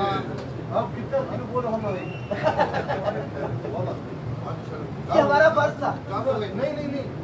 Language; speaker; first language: Hindi; non-native, learner; Arabic